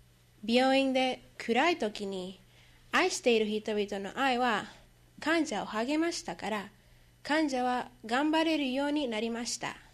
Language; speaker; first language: Japanese; non-native, learner; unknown